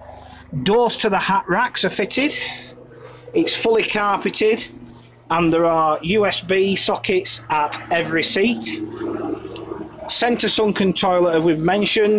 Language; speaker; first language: English; native; English